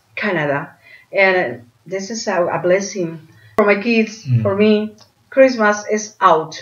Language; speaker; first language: English; non-native, learner; Spanish